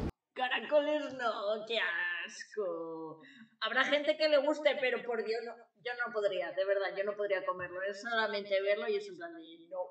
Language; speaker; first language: Spanish; native; Spanish